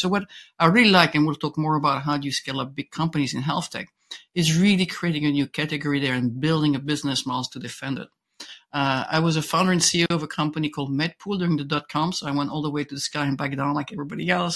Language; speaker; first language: English; non-native, fluent; French